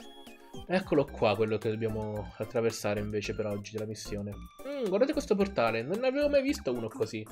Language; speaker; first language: Italian; native; Italian